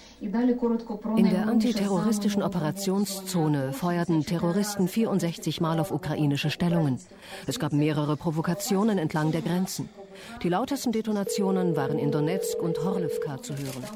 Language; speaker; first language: German; native; German